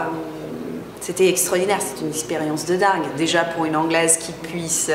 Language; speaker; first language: French; non-native, fluent; English